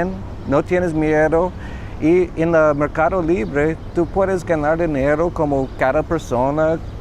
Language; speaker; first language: Spanish; non-native, learner; English